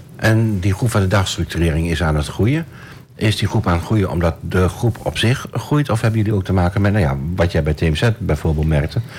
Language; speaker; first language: Dutch; native; Dutch